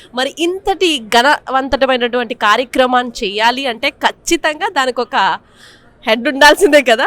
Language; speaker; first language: Telugu; native; Telugu